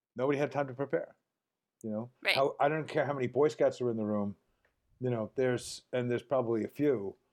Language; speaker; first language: English; native; English